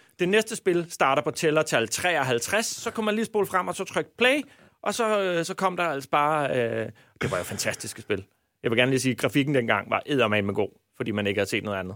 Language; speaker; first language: Danish; native; Danish